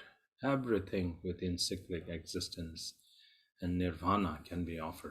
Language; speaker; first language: English; non-native, fluent; Tibetan